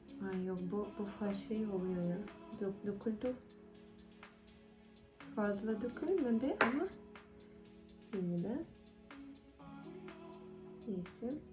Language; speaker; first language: Turkish; non-native, fluent; Russian